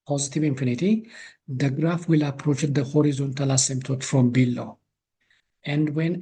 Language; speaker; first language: English; non-native, local second language; Amharic